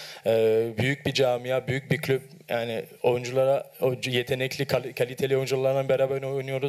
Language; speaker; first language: Turkish; early bilingual, heritage; Turkish